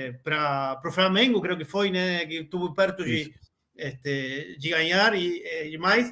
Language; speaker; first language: Portuguese; non-native, learner; Spanish